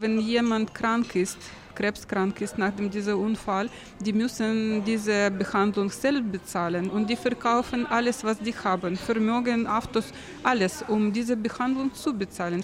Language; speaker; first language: German; non-native, learner; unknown